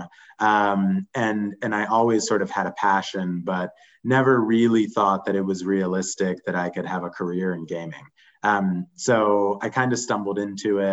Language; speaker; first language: English; native; English